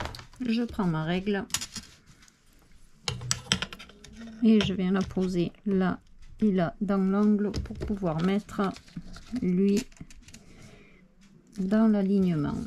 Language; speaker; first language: French; native; French